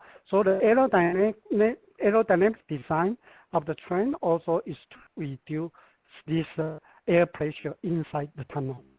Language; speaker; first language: English; non-native, fluent; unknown